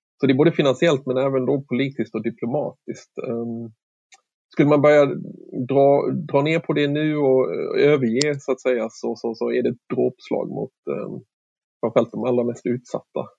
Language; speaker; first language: Swedish; native; Swedish